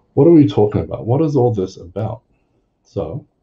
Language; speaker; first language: English; native; English